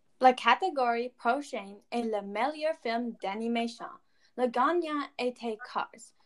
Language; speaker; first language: French; non-native, learner; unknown